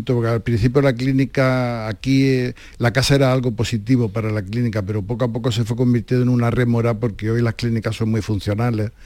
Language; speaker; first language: Spanish; native; Spanish